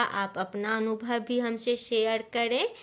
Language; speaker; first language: Hindi; native; Hindi